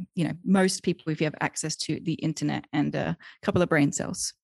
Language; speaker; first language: English; native; English